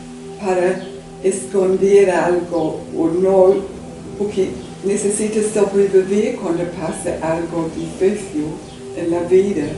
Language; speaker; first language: Spanish; non-native, learner; English